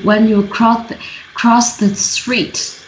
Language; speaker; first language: English; non-native, learner; Vietnamese